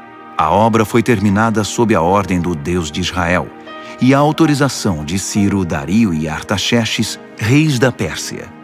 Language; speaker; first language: Portuguese; native; Portuguese